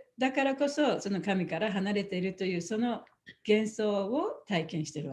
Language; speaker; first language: Japanese; native; Japanese